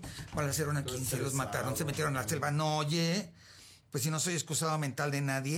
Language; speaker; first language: Spanish; native; Spanish